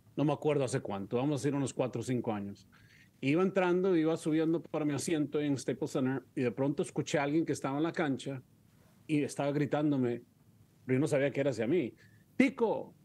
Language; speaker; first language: Spanish; early bilingual, heritage; Spanish